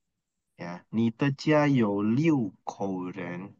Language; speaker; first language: Chinese; non-native, fluent; Indonesian